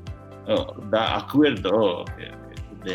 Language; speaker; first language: Spanish; non-native, learner; English